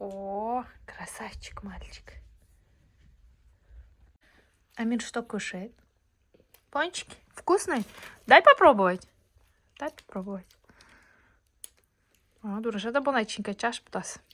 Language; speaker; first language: Russian; non-native, fluent; Tajik